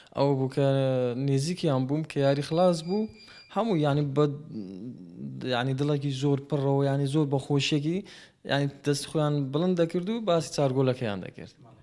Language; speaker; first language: Central Kurdish; non-native, local second language; Kurdish